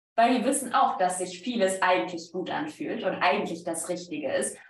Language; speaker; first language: German; non-native, fluent; Polish